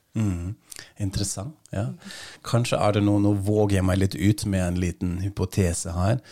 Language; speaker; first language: Norwegian; non-native, fluent; German